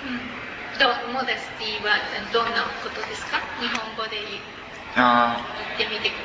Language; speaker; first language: Japanese; native; Japanese